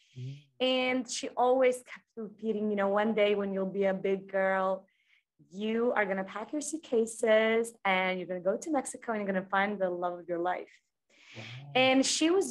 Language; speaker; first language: English; non-native, fluent; Croatian